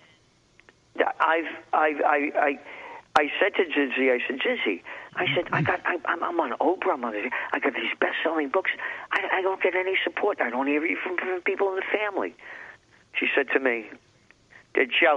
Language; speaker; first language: English; native; English